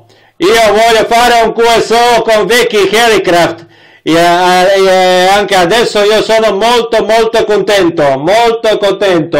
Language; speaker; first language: Italian; non-native, learner; Croatian